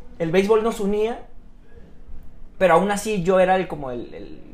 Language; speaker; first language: Spanish; native; Spanish